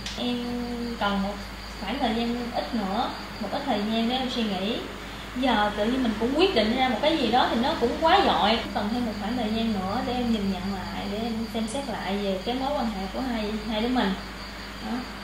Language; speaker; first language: Vietnamese; native; Vietnamese